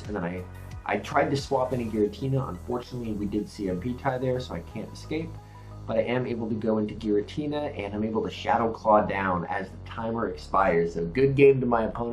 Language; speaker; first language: English; native; English